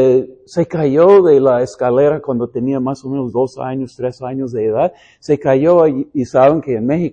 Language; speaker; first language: Spanish; non-native, fluent; English